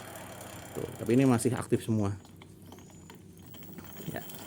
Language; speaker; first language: Indonesian; native; Indonesian